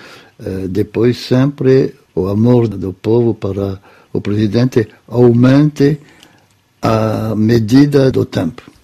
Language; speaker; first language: Portuguese; non-native, fluent; French